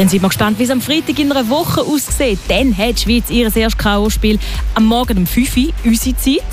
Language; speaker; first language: German; native; German